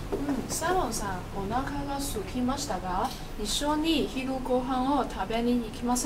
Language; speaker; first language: Japanese; non-native, learner; Cantonese